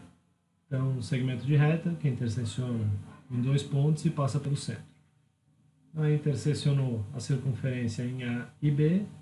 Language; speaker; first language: Portuguese; native; Portuguese